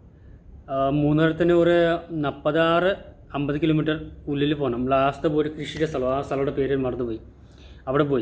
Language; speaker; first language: Malayalam; non-native, learner; Assamese